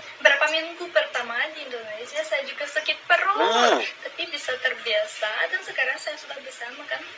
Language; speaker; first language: Indonesian; non-native, fluent; Russian